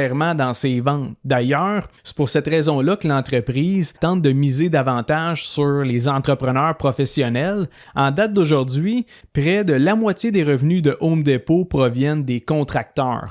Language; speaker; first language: French; native; French